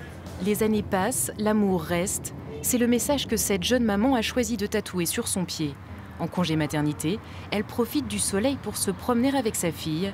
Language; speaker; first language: French; native; French